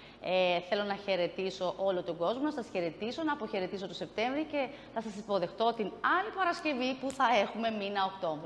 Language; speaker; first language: Greek; native; Greek